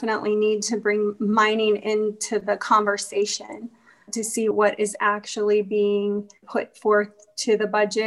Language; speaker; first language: English; native; English